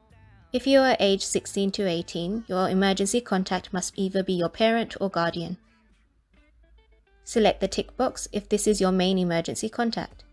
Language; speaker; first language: English; native; English